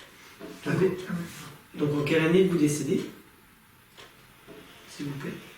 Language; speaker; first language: French; native; French